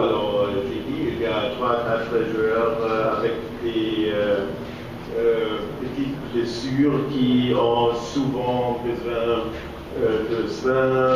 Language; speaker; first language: French; non-native, fluent; German